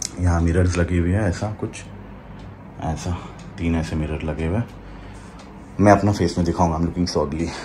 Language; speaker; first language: Hindi; native; Hindi